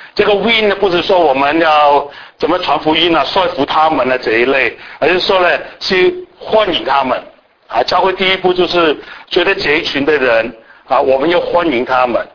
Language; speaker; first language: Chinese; non-native, local second language; Cantonese